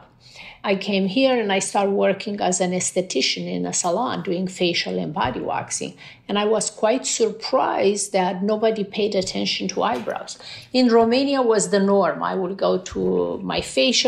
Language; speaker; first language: English; non-native, fluent; Romanian